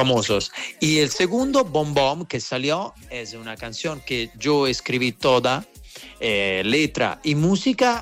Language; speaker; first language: Spanish; non-native, learner; Italian